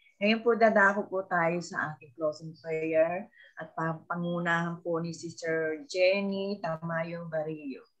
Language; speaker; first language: Filipino; native; Filipino